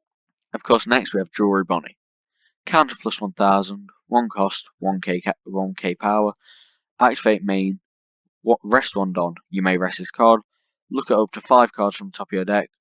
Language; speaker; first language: English; native; English